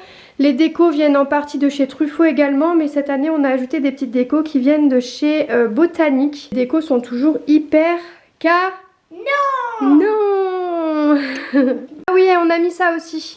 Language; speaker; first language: French; native; French